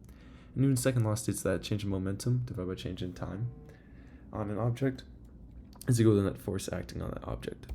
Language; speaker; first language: English; native; English